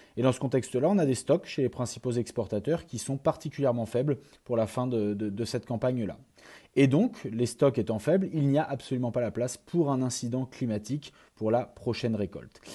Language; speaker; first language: French; native; French